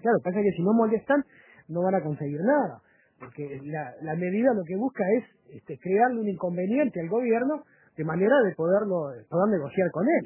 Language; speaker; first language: Spanish; native; Spanish